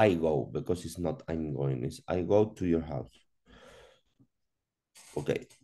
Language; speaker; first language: English; non-native, learner; Spanish